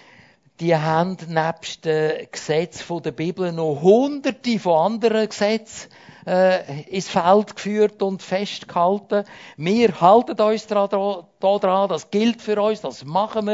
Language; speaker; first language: German; native; German